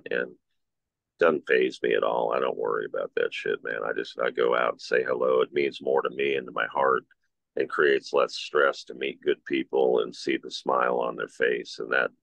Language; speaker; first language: English; native; English